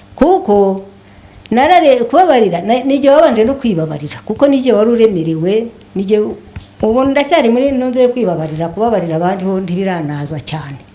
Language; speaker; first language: Kinyarwanda; native; Kinyarwanda